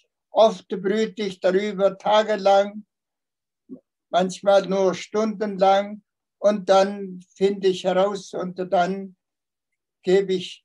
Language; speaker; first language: German; non-native, fluent; Tuvinian